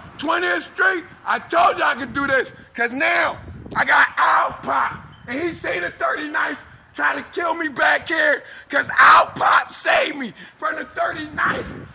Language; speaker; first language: English; native; English